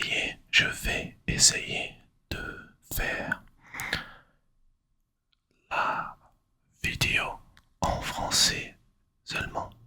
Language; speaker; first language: French; non-native, learner; English